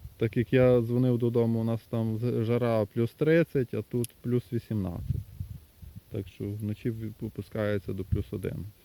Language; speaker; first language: Ukrainian; native; Ukrainian